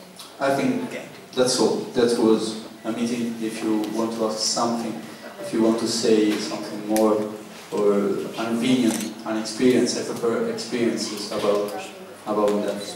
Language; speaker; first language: English; non-native, learner; Italian